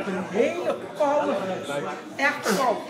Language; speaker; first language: Dutch; non-native, fluent; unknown